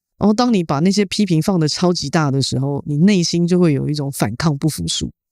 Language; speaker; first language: Chinese; native; Chinese